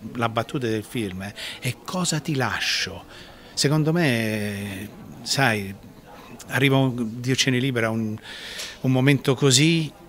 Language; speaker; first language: Italian; non-native, fluent; Sicilian